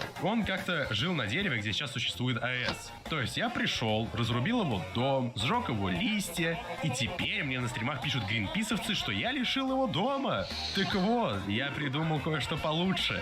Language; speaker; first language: Russian; native; Russian